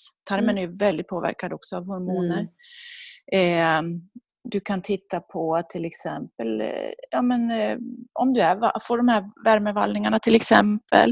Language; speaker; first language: Swedish; native; Swedish